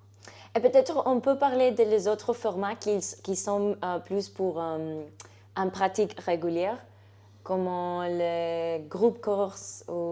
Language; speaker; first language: French; non-native, fluent; Spanish